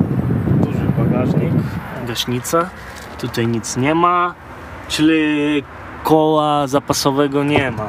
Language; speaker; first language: Polish; non-native, fluent; Ukrainian